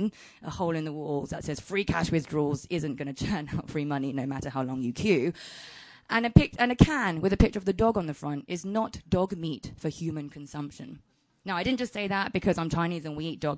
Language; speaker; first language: English; early bilingual, other home language; Chinese